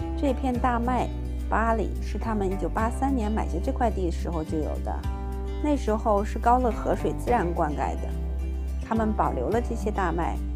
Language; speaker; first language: Chinese; native; Chinese